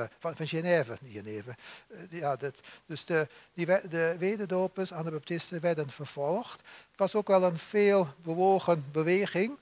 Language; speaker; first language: Dutch; native; Dutch